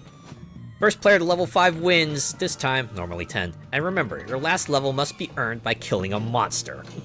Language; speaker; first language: English; native; English